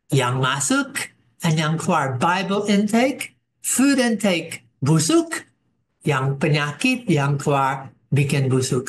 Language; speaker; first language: Indonesian; non-native, fluent; English